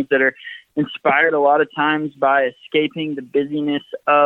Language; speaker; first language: English; native; English